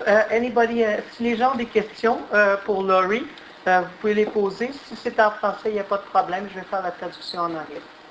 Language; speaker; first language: French; native; French